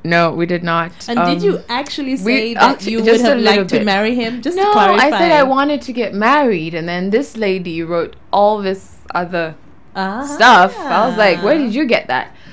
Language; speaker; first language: English; non-native, local second language; Ganda